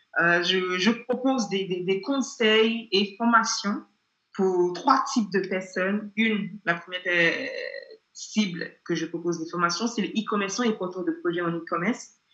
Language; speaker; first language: French; non-native, fluent; Yoruba